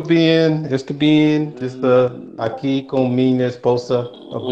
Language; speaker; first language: Portuguese; non-native, learner; English